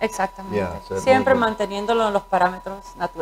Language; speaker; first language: Spanish; native; Spanish